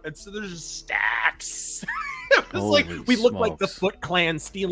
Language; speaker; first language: English; native; English